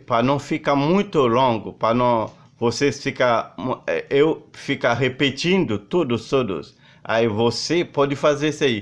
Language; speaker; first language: Portuguese; non-native, learner; Haitian Creole